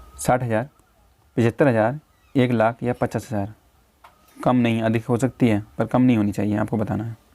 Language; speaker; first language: Hindi; native; Hindi